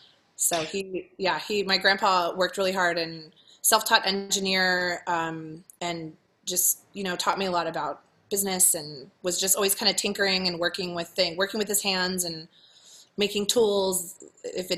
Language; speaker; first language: English; native; English